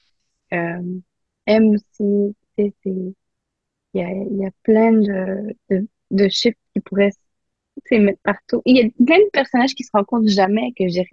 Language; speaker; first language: French; non-native, local second language; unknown